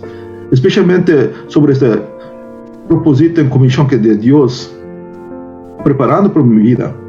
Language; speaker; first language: Spanish; non-native, learner; Korean